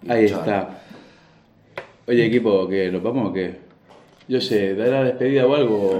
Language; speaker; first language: Spanish; native; Spanish